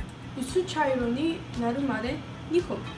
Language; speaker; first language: Japanese; non-native, learner; English